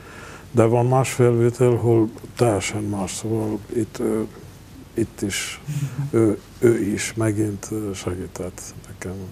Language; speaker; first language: Hungarian; non-native, local second language; Romanian